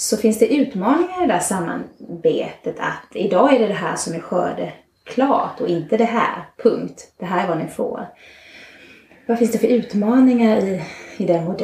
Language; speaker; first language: Swedish; native; Swedish